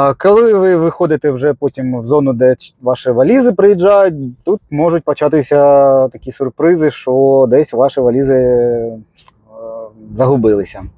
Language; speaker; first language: Ukrainian; non-native, local second language; Russian